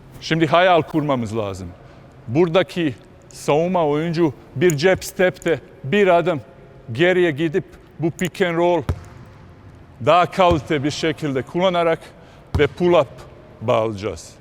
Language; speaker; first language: Turkish; non-native, fluent; Bosnian